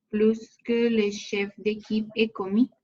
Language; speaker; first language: French; non-native, learner; Spanish